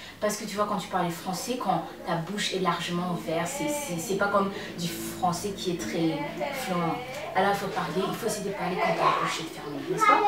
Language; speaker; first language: French; non-native, local second language; Kinyarwanda